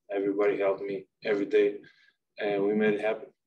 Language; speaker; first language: English; non-native, fluent; Slovenian